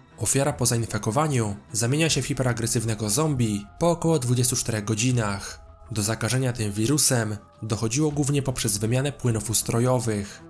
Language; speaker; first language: Polish; native; Polish